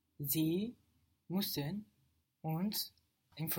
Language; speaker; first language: German; non-native, learner; English